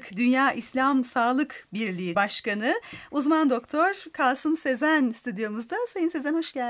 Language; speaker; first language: Turkish; native; Turkish